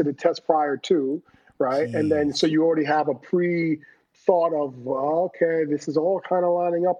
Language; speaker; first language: English; native; English